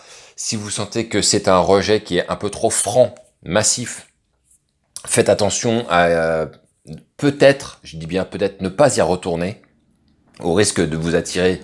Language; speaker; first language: French; native; French